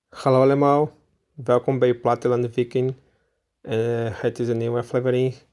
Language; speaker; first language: Dutch; non-native, learner; Portuguese